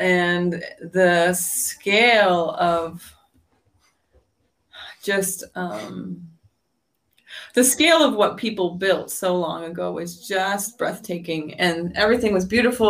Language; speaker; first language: English; native; English